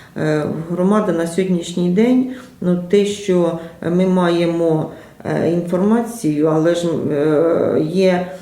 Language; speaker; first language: Ukrainian; native; Ukrainian